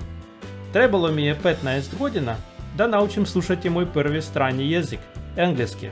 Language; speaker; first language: Croatian; non-native, learner; Russian